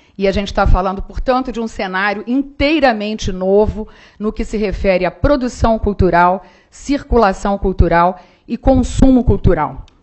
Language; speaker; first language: Portuguese; native; Portuguese